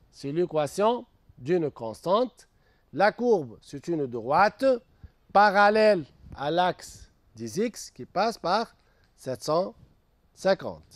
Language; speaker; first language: French; non-native, local second language; Arabic